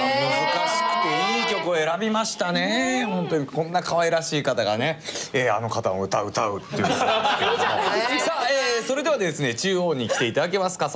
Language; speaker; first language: Japanese; native; Japanese